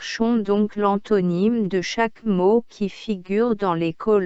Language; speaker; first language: French; non-native, local second language; Arabic